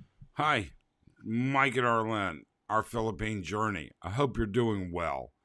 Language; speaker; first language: English; native; English